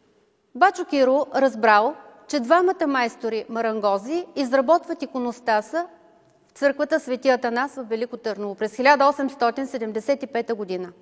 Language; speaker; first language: Bulgarian; native; Bulgarian